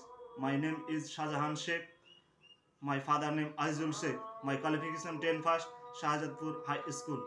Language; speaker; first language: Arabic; non-native, learner; Bangla